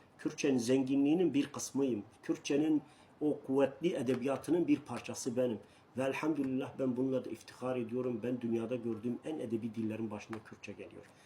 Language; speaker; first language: Turkish; non-native, local second language; Kurdish